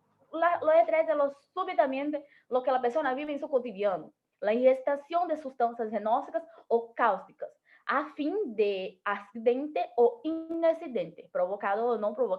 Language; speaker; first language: Spanish; non-native, learner; Portuguese